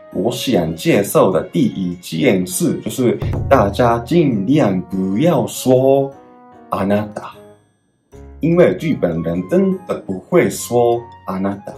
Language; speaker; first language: Chinese; non-native, fluent; Japanese